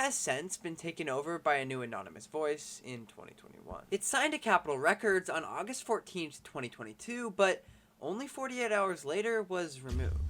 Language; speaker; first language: English; native; English